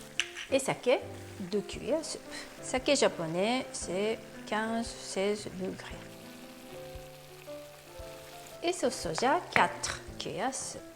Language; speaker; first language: French; non-native, fluent; Japanese